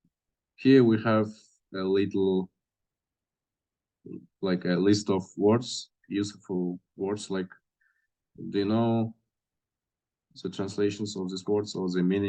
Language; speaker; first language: English; non-native, fluent; Russian